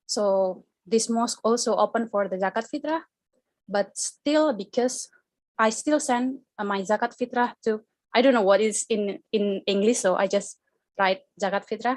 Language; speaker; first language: English; non-native, fluent; Indonesian